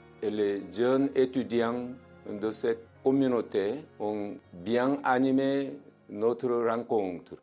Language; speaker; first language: French; non-native, fluent; Korean